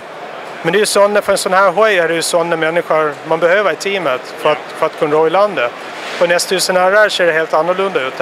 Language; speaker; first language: Swedish; native; Swedish